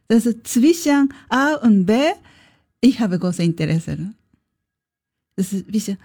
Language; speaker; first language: German; non-native, learner; Japanese